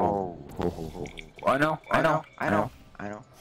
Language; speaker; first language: English; non-native, learner; German